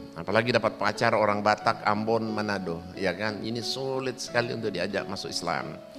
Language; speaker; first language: Indonesian; native; Indonesian